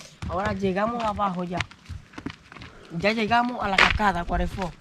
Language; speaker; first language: Spanish; native; Spanish